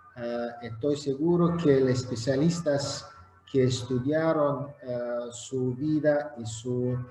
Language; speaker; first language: Spanish; non-native, fluent; Azerbaijani